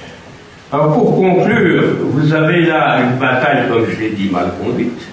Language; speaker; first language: French; native; French